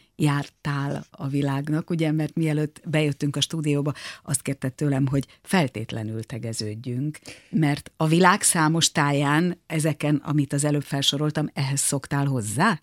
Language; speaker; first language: Hungarian; native; Hungarian